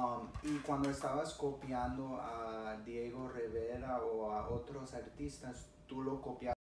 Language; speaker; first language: Spanish; early bilingual, other home language; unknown